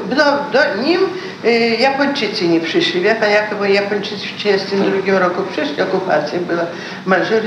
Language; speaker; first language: Polish; early bilingual, heritage; Polish